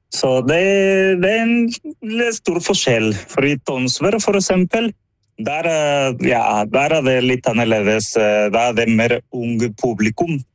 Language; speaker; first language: Norwegian; non-native, fluent; Spanish